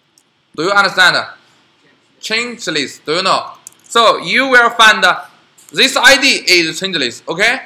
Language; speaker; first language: English; non-native, learner; Chinese